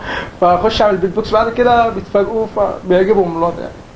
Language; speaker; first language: Arabic; native; Arabic